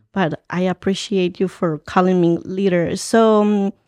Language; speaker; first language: English; early bilingual, other home language; Spanish